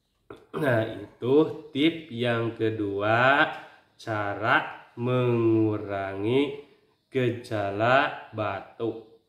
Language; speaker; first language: Indonesian; native; Indonesian